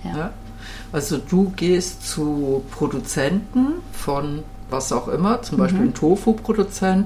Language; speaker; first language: German; native; German